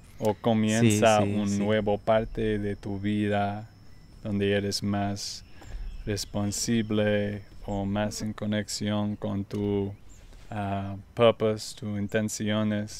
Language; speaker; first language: Spanish; non-native, learner; English